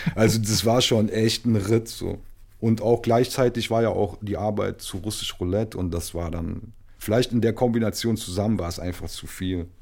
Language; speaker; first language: German; native; German